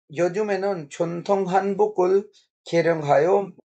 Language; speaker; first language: Korean; non-native, learner; Urdu